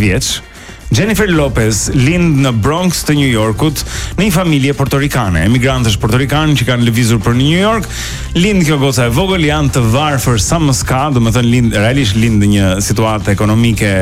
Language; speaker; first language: Albanian; native; Albanian